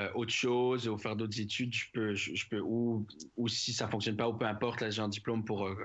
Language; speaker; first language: French; native; French